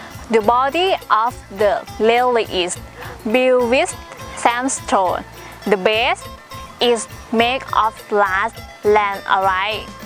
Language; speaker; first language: English; non-native, learner; Thai